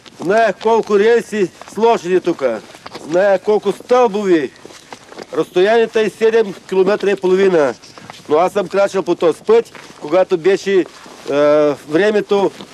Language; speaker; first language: Bulgarian; native; Bulgarian